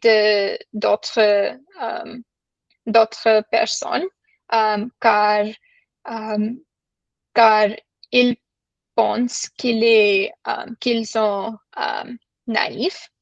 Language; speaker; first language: French; non-native, learner; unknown